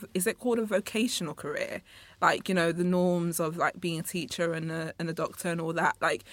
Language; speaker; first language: English; native; English